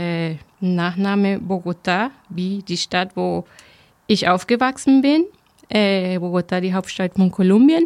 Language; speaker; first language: German; non-native, fluent; Spanish